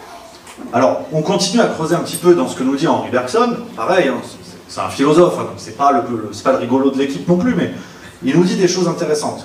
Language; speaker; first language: French; native; French